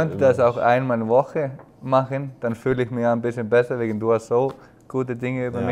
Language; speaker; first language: German; non-native, learner; Icelandic